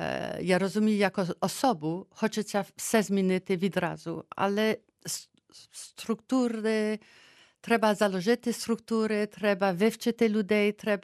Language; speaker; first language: Ukrainian; early bilingual, heritage; Ukrainian